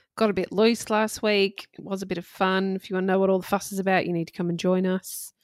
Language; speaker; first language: English; native; English